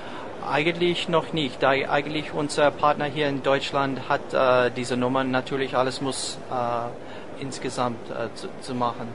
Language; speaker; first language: German; non-native, learner; English